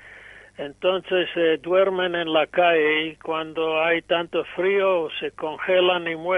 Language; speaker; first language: Spanish; non-native, fluent; English